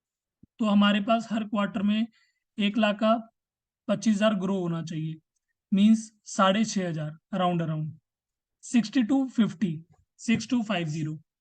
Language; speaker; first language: Hindi; native; Hindi